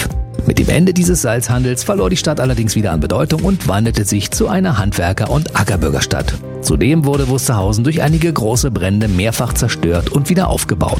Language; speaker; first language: German; native; German